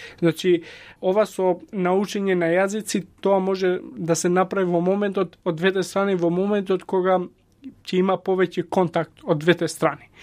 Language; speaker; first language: Macedonian; non-native, local second language; Albanian